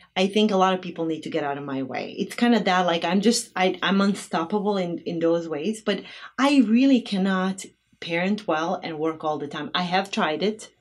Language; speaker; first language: English; non-native, fluent; Bosnian